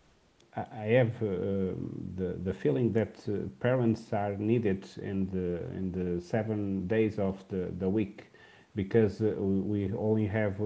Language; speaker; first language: English; non-native, learner; Portuguese